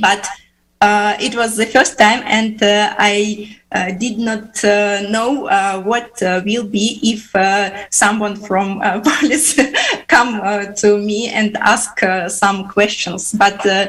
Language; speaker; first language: English; non-native, fluent; Uzbek